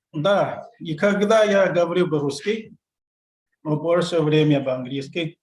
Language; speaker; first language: Russian; non-native, learner; Chinese